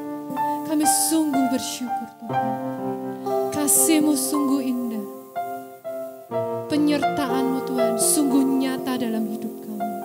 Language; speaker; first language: Indonesian; native; Indonesian